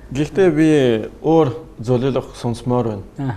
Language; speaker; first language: Mongolian; non-native, learner; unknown